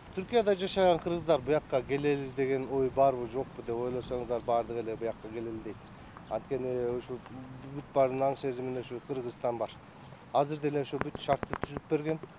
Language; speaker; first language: Kyrgyz; early bilingual, heritage; Kyrgyz